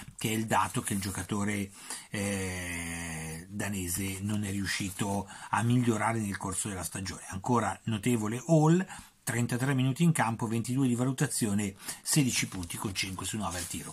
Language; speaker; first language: Italian; native; Italian